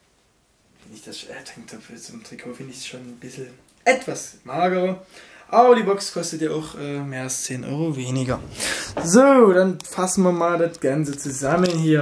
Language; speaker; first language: German; native; German